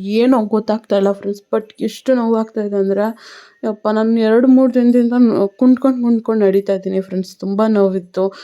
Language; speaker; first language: Kannada; non-native, local second language; Tamil